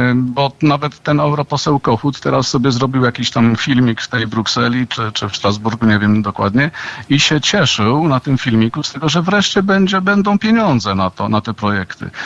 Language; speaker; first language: Polish; native; Polish